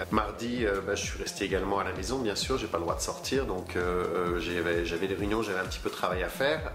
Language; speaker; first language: French; native; French